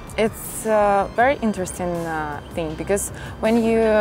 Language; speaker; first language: English; non-native, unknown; Russian